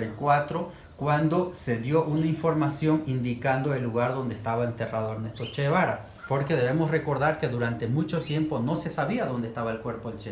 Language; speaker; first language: Spanish; native; Spanish